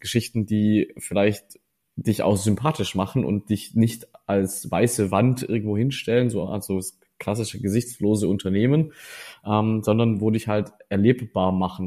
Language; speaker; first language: German; native; German